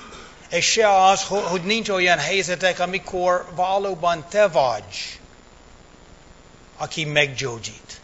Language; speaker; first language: Hungarian; early bilingual, heritage; English